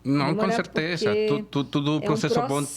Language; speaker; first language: Portuguese; non-native, fluent; Spanish